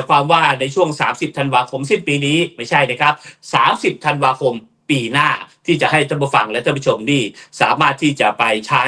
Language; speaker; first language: Thai; native; Thai